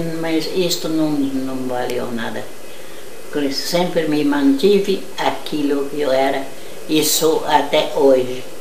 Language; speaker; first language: Portuguese; early bilingual, other home language; German